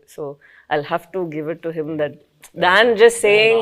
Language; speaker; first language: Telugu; non-native, fluent; Tamil